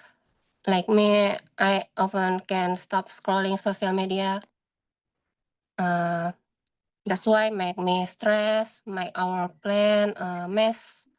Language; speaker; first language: English; non-native, learner; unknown